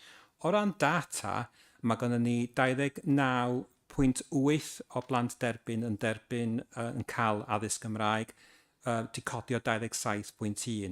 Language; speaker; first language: Welsh; native; Welsh